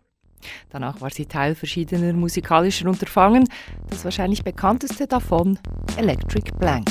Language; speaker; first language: German; native; German